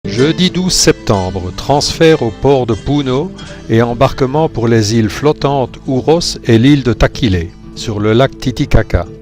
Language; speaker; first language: French; native; French